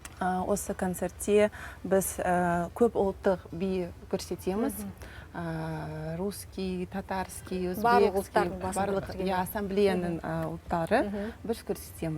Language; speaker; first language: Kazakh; non-native, local second language; Russian